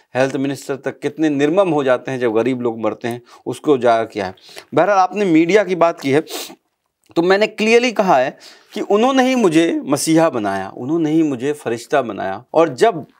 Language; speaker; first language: Hindi; native; Hindi